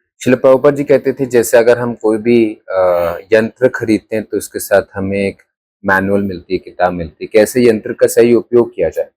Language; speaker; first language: Hindi; native; Hindi